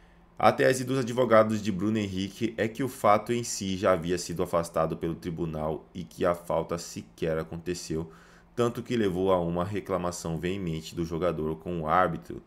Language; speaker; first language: Portuguese; native; Portuguese